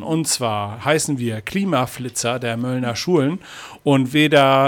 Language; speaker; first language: German; native; German